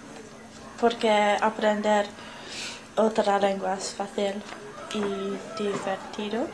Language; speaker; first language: Spanish; non-native, learner; English